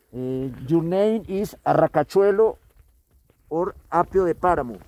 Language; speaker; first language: Spanish; native; Spanish